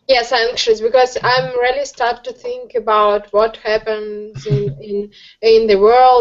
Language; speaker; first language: English; non-native, learner; Russian